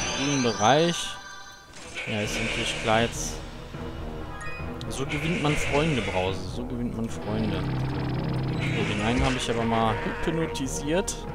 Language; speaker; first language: German; native; German